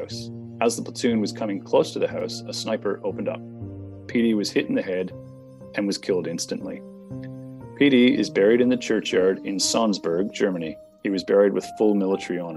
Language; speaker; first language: English; native; English